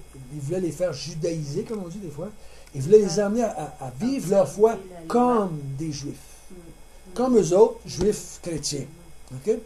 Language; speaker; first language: French; native; French